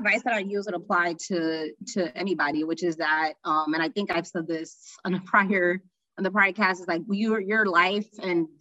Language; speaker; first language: English; native; English